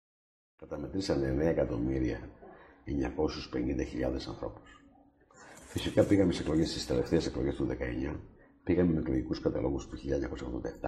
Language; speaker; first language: Greek; native; Greek